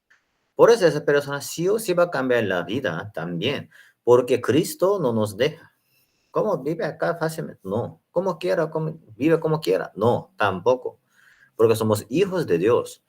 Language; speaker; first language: Spanish; non-native, learner; Korean